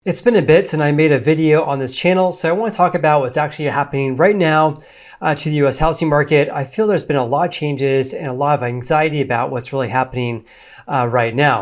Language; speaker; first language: English; native; English